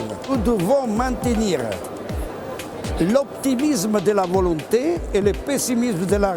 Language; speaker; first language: French; non-native, fluent; Italian